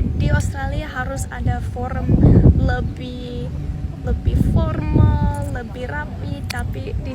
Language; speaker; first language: Indonesian; non-native, fluent; English